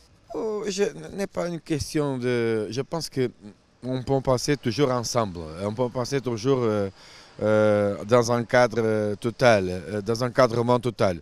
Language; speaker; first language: French; non-native, fluent; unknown